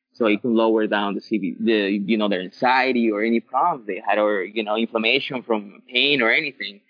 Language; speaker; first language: English; early bilingual, other home language; Spanish